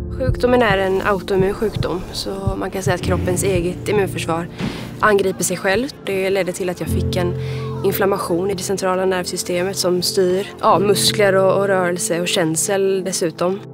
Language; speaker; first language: Swedish; native; Swedish